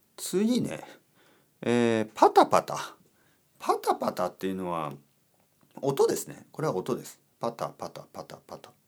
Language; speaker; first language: Japanese; native; Japanese